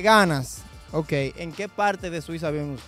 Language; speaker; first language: Spanish; native; Spanish